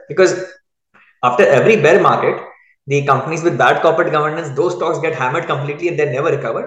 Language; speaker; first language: English; non-native, local second language; Hindi